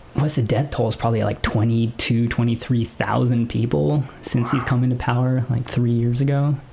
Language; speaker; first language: English; early bilingual, other home language; Filipino